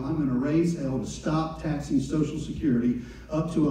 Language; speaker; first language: English; native; English